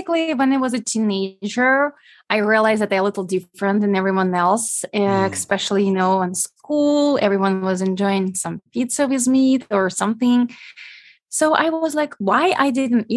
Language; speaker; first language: English; non-native, fluent; Ukrainian